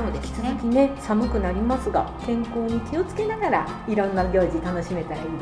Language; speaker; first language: Japanese; native; Japanese